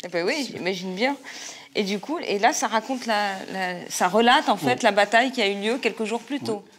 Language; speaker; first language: French; native; French